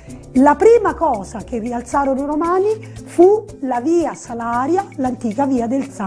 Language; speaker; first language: Italian; native; Italian